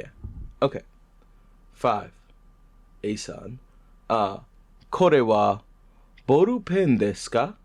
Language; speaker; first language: Japanese; non-native, learner; English